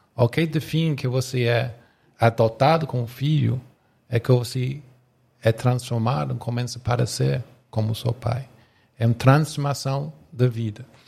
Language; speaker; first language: Portuguese; non-native, fluent; English